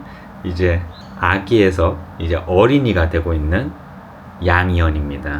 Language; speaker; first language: Korean; native; Korean